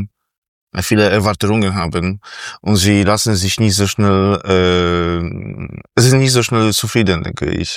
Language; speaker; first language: German; non-native, fluent; Polish